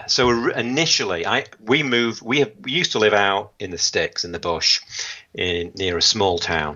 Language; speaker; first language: English; native; English